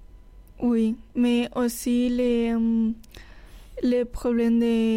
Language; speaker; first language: French; non-native, learner; Spanish